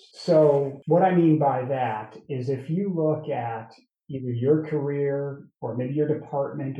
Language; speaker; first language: English; native; English